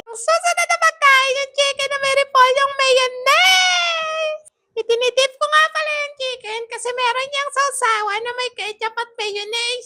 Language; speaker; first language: Filipino; native; Filipino